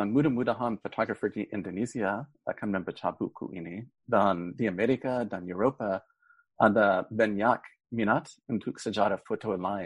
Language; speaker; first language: Indonesian; non-native, fluent; English